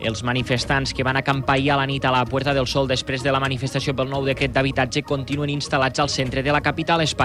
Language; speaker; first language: Catalan; native; Catalan